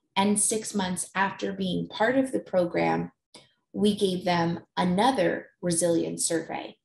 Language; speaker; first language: English; native; English